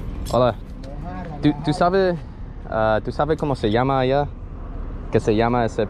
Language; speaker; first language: Spanish; non-native, learner; English